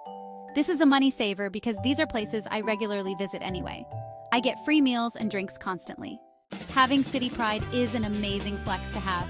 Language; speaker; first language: English; native; English